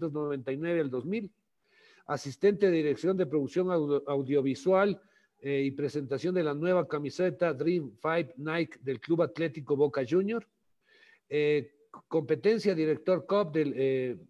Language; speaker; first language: Spanish; native; Spanish